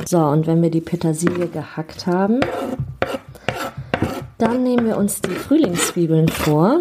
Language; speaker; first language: German; native; German